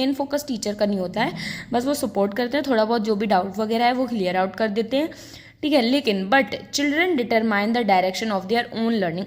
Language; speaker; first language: Hindi; native; Hindi